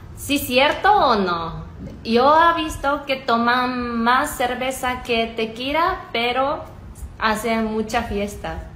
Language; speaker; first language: Spanish; non-native, learner; Japanese